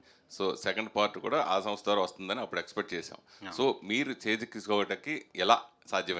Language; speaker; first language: Telugu; native; Telugu